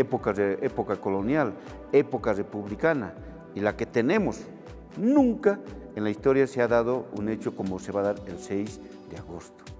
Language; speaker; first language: Spanish; native; Spanish